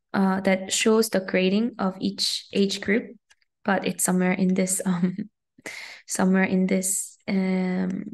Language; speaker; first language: English; native; English